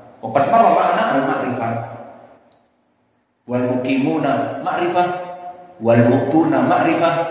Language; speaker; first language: Arabic; non-native, learner; Indonesian